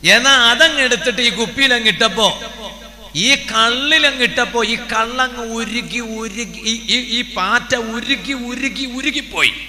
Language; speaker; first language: Malayalam; non-native, local second language; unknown